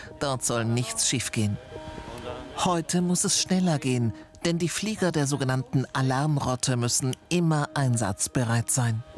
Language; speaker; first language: German; native; German